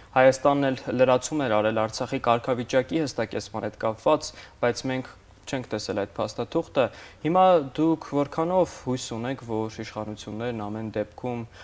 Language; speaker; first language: Armenian; native; Armenian